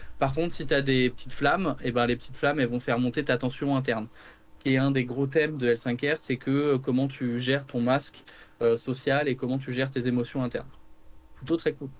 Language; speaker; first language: French; native; French